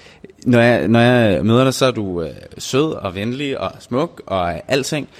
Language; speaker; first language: Danish; native; Danish